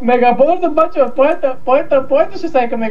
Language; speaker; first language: English; non-native, learner; Uzbek